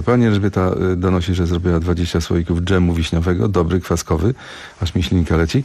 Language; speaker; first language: Polish; native; Polish